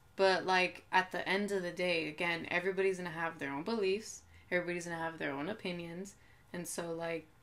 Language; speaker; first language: English; native; English